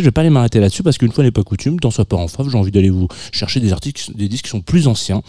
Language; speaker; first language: French; native; French